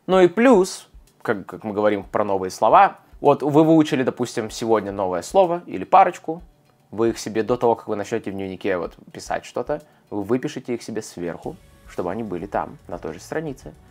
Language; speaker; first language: Russian; native; Russian